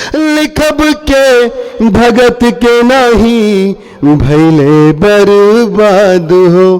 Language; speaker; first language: Hindi; non-native, local second language; Bhojpuri